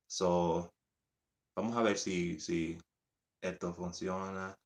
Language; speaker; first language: Spanish; early bilingual, heritage; English